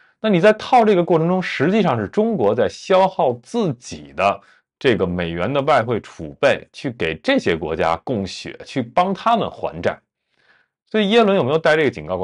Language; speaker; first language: Chinese; native; Chinese